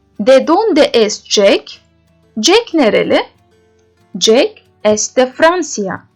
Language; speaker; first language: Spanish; non-native, learner; Turkish